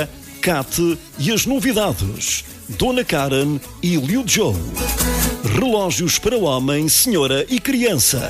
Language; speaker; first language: Portuguese; native; Portuguese